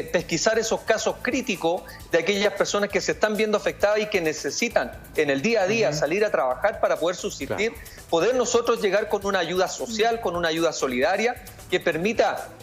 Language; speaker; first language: Spanish; native; Spanish